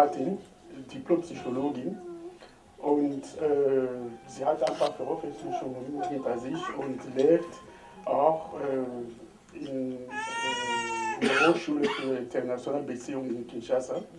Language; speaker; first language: German; non-native, fluent; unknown